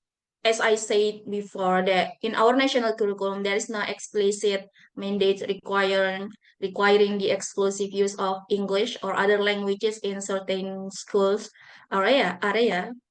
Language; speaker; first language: English; non-native, fluent; Buginese